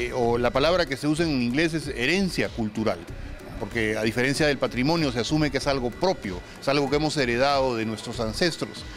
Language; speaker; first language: Spanish; native; Spanish